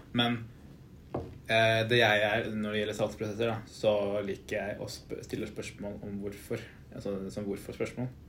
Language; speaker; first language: Norwegian; early bilingual, other home language; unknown